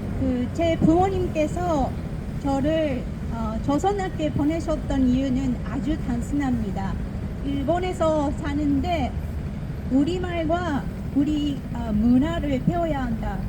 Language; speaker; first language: Korean; early bilingual, heritage; Japanese